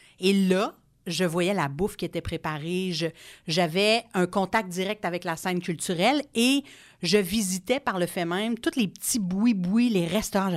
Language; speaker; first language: French; non-native, local second language; English